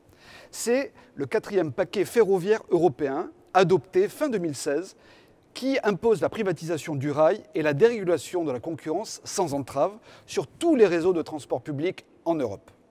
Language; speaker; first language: French; native; French